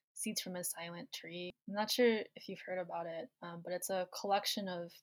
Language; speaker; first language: English; native; English